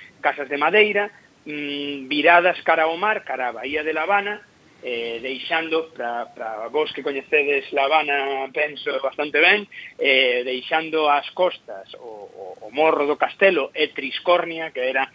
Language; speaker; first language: Galician; native; Galician